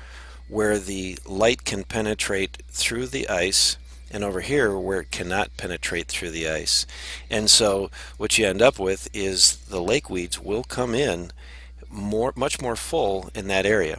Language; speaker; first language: English; native; English